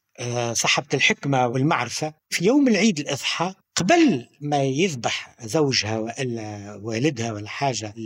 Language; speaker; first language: Arabic; native; Arabic